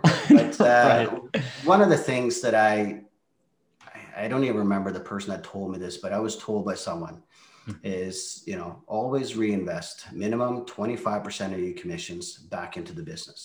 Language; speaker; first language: English; non-native, fluent; Norwegian